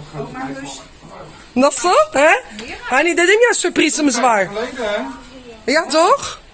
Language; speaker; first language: Turkish; non-native, fluent; Dutch